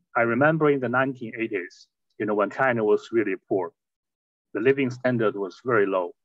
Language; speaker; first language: English; non-native, fluent; Chinese